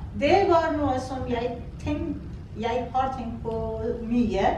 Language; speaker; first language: Norwegian; non-native, fluent; Persian